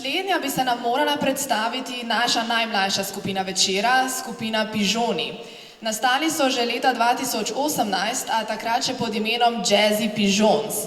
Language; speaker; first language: Slovenian; native; Slovenian